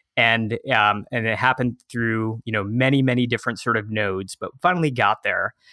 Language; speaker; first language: English; native; English